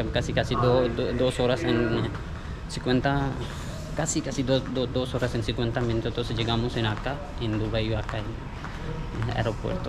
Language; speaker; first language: Spanish; non-native, learner; Punjabi